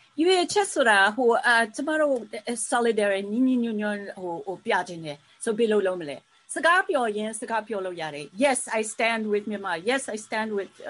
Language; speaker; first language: Burmese; early bilingual, heritage; Burmese